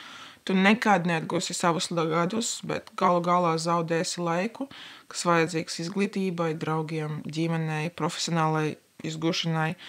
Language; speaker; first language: Latvian; non-native, local second language; Russian